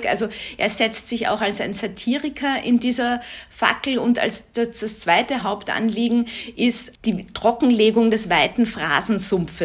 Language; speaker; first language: German; native; German